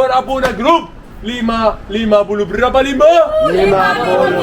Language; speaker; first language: Indonesian; non-native, learner; Arabic